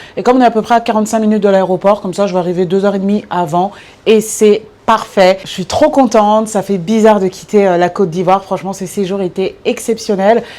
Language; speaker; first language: French; native; French